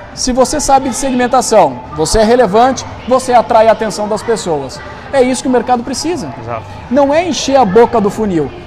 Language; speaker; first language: Portuguese; native; Portuguese